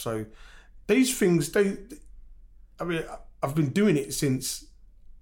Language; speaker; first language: English; native; English